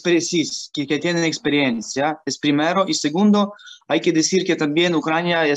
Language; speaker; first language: Spanish; non-native, learner; Ukrainian